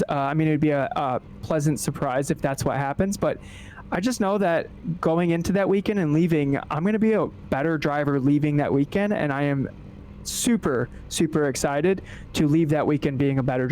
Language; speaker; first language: English; native; English